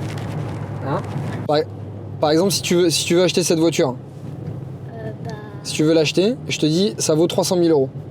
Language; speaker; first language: French; native; French